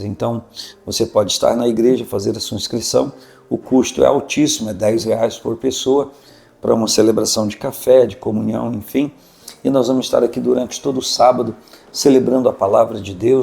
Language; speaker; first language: Portuguese; native; Portuguese